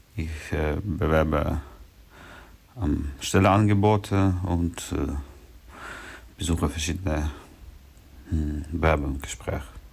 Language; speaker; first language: German; non-native, learner; Ukrainian